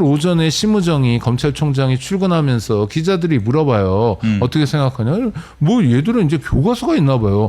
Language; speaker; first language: Korean; native; Korean